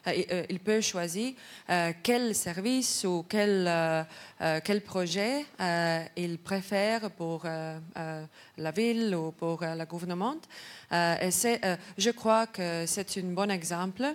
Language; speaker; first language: French; non-native, learner; Estonian